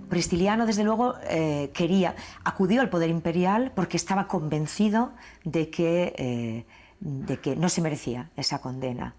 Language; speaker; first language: Spanish; native; Spanish